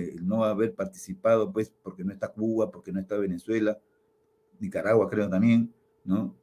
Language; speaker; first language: Spanish; native; Spanish